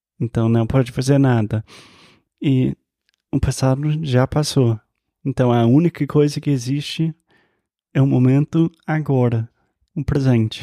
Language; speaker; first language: Portuguese; non-native, fluent; English